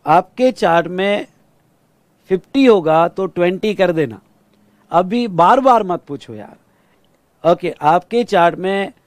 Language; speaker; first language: Hindi; non-native, local second language; Marathi